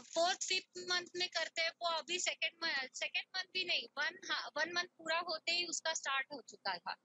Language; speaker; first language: Hindi; non-native, local second language; Marathi